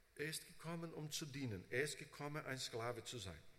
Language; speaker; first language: German; early bilingual, heritage; Portuguese